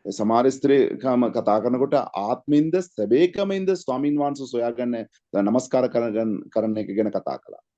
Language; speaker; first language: Sinhala; native; Sinhala